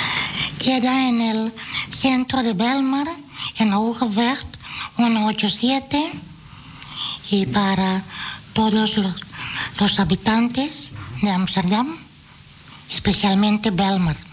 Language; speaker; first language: Spanish; non-native, fluent; Dutch